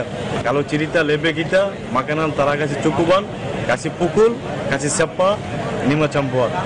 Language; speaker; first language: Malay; non-native, learner; Bangla